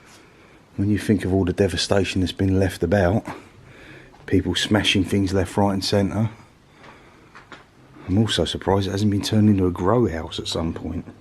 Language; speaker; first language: English; native; English